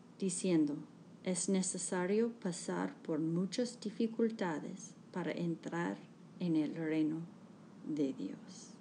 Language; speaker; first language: Spanish; non-native, learner; English